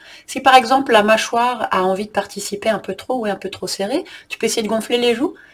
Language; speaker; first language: French; native; French